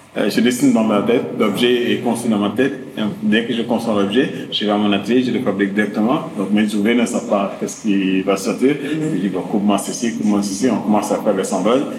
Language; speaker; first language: French; non-native, local second language; Wolof